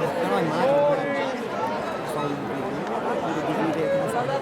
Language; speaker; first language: Italian; native; Italian